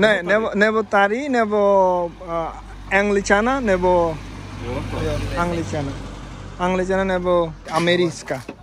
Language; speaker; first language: Czech; non-native, learner; Bangla